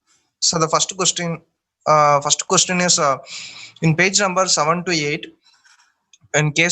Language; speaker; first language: English; non-native, local second language; Tamil